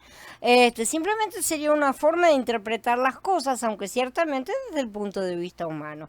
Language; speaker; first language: Spanish; native; Spanish